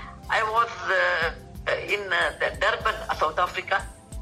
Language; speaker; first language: English; non-native, local second language; Kannada